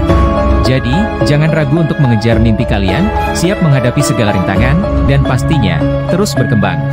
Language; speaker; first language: Indonesian; native; Indonesian